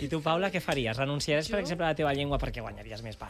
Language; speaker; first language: Catalan; native; Catalan